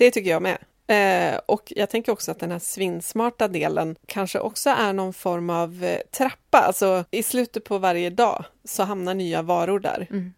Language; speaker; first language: Swedish; native; Swedish